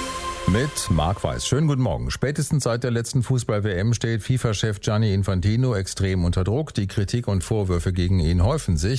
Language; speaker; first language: German; native; German